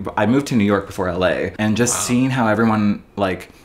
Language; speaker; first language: English; native; English